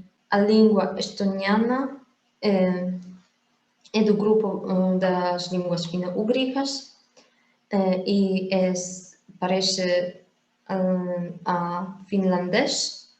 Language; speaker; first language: Portuguese; non-native, fluent; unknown